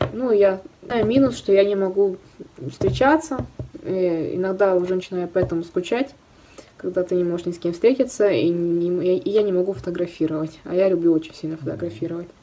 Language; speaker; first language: Russian; early bilingual, heritage; Russian